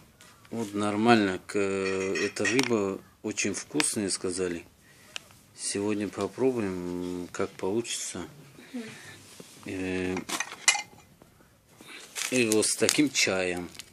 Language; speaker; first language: Russian; non-native, local second language; Tajik